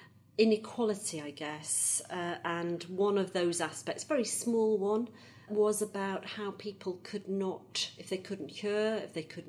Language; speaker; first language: English; native; English